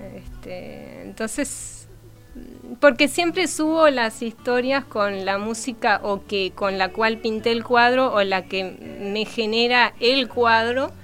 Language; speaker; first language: Spanish; native; Spanish